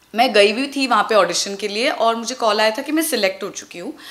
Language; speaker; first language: Hindi; non-native, local second language; Tulu